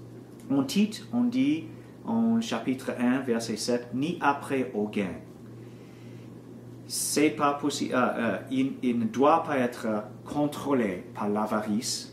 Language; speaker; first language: French; non-native, learner; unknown